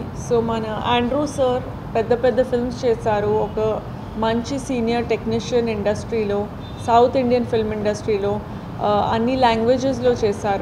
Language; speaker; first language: Telugu; non-native, fluent; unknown